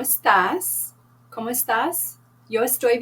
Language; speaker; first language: Spanish; non-native, fluent; English